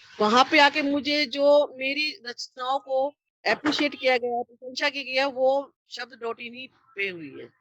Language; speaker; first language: Hindi; native; Hindi